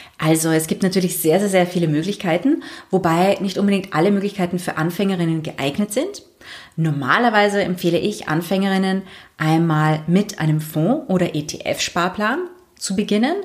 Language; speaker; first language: German; native; German